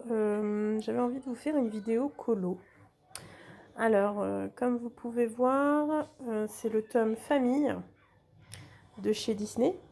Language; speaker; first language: French; native; French